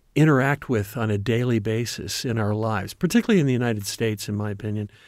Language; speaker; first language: English; native; English